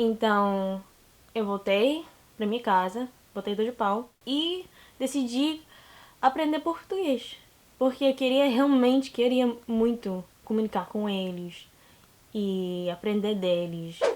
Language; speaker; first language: Portuguese; non-native, learner; English